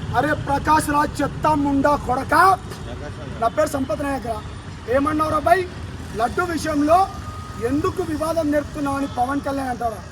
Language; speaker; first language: Telugu; non-native, local second language; Lambadi